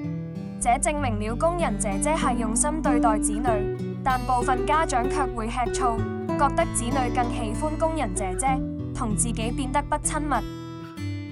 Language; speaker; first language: Cantonese; native; Cantonese